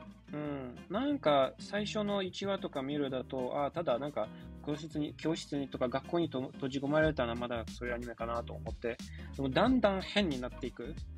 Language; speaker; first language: Japanese; non-native, fluent; Polish